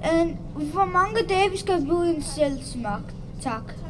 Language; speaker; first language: Danish; early bilingual, other home language; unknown